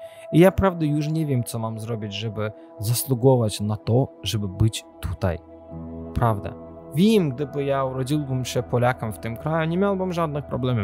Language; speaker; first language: Polish; non-native, learner; Azerbaijani